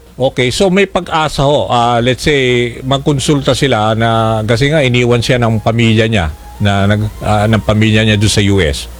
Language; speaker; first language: Filipino; native; Filipino